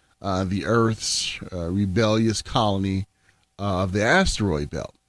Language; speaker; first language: English; native; English